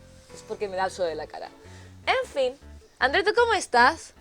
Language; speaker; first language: Spanish; native; Spanish